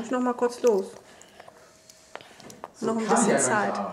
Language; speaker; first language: German; native; German